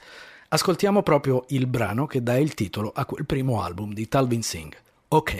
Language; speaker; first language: Italian; native; Italian